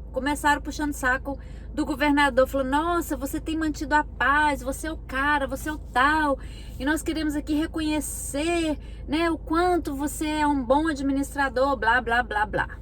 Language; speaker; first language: Portuguese; native; Portuguese